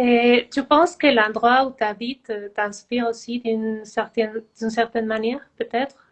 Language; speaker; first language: French; non-native, fluent; Spanish